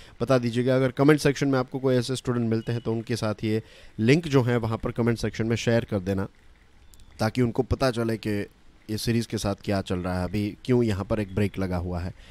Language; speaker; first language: Hindi; non-native, local second language; Gujarati